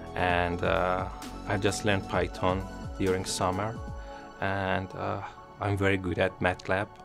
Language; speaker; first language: English; non-native, fluent; Persian